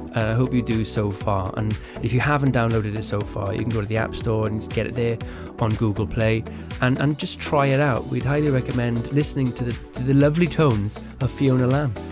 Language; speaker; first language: English; native; English